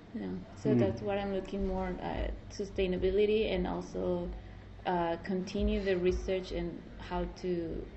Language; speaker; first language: English; non-native, fluent; Spanish